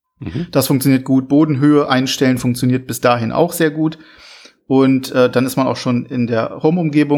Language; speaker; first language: German; native; German